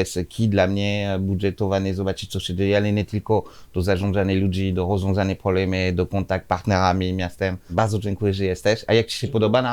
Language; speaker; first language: Polish; non-native, learner; French